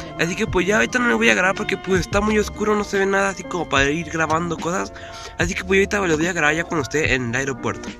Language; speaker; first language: Spanish; early bilingual, heritage; Spanish